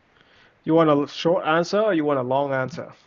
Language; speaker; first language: English; non-native, fluent; Vietnamese